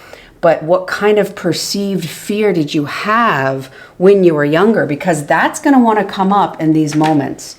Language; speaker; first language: English; native; English